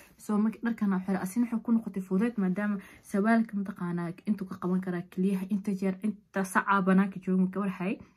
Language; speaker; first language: Somali; early bilingual, heritage; Somali